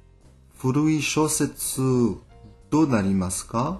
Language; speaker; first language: Japanese; non-native, fluent; French